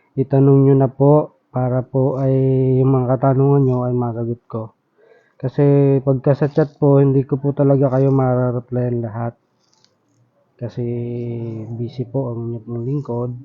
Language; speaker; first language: Filipino; non-native, local second language; Bikol